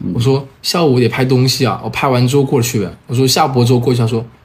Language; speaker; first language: Chinese; native; Chinese